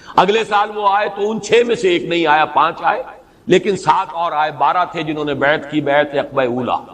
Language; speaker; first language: Urdu; native; Urdu